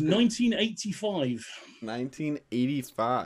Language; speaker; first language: English; native; English